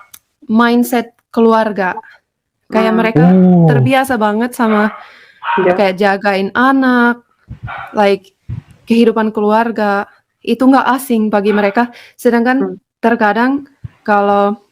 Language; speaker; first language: Indonesian; non-native, fluent; Finnish